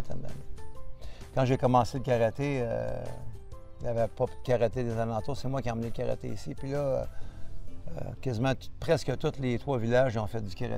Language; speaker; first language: French; native; French